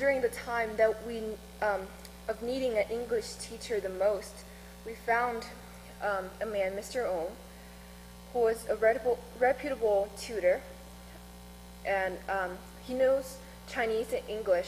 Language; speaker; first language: English; non-native, fluent; Chinese